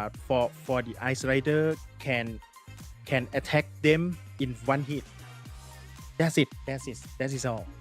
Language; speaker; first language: English; non-native, learner; Thai